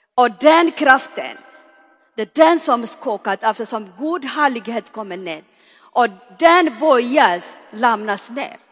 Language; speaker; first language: Swedish; non-native, fluent; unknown